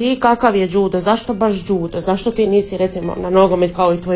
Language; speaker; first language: Serbian; native; Serbian